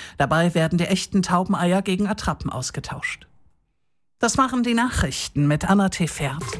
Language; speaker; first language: German; native; German